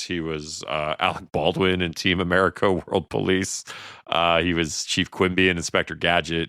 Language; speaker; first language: English; native; English